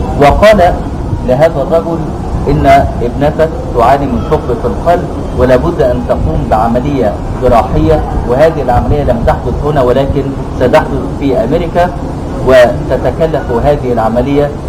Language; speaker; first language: Arabic; native; Arabic